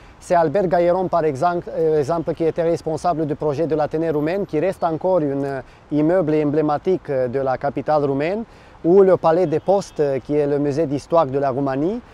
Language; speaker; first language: French; non-native, fluent; Romanian